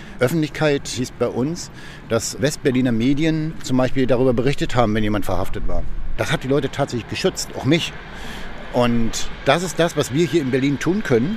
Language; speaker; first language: German; native; German